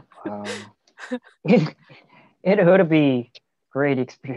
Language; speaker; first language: English; non-native, learner; Korean